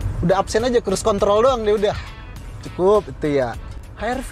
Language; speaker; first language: Indonesian; native; Indonesian